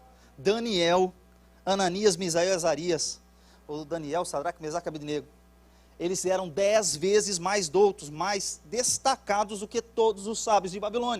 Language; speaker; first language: Portuguese; native; Portuguese